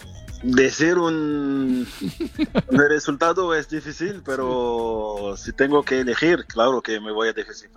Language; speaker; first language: Spanish; non-native, fluent; French